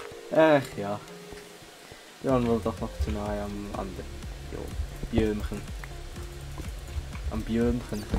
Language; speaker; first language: German; native; German